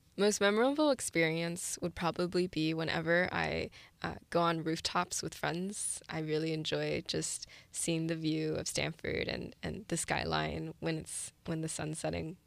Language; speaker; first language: English; early bilingual, other home language; Chinese